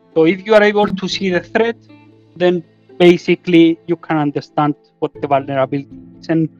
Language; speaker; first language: English; non-native, fluent; Greek